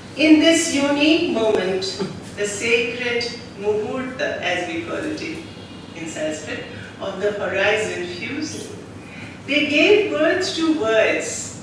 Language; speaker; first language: English; non-native, local second language; Hindi